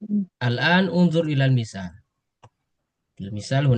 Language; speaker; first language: Arabic; non-native, fluent; Indonesian